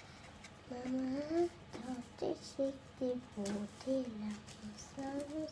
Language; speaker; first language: Swedish; early bilingual, other home language; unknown